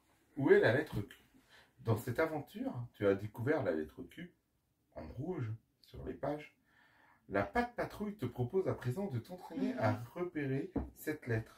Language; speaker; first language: French; native; French